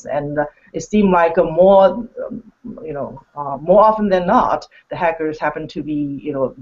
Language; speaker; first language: English; non-native, fluent; Chinese